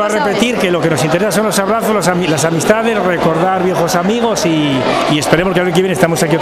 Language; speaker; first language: Spanish; native; Spanish